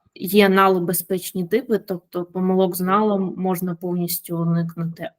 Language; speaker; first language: Ukrainian; native; Ukrainian